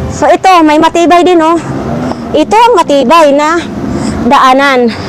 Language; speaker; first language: Filipino; non-native, local second language; Cebuano